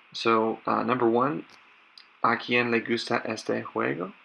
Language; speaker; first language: Spanish; non-native, fluent; English